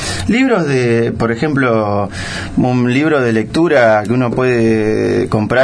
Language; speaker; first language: Spanish; native; Spanish